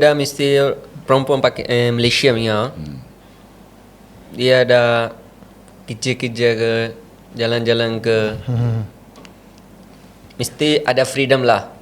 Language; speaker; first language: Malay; non-native, learner; Punjabi